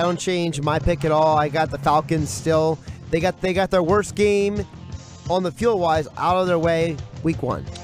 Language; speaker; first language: English; native; English